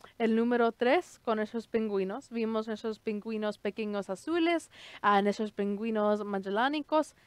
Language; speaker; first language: Spanish; early bilingual, heritage; Spanish